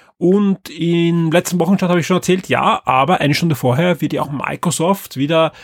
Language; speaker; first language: German; native; German